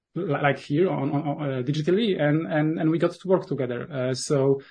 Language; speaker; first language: English; non-native, fluent; Polish